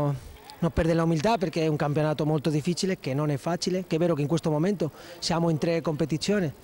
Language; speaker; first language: Italian; non-native, fluent; Spanish